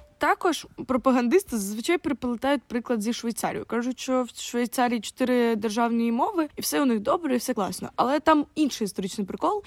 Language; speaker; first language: Ukrainian; non-native, local second language; Russian